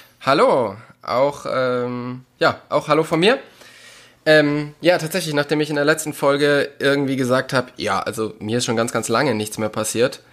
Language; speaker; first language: German; native; German